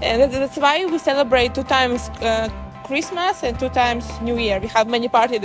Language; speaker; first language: English; non-native, learner; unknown